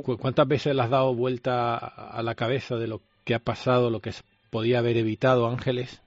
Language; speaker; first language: Spanish; native; Spanish